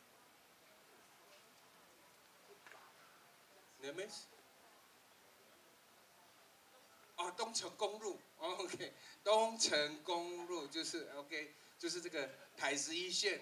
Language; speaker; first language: Chinese; native; Chinese